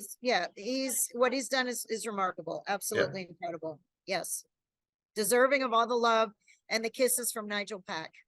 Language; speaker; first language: English; native; English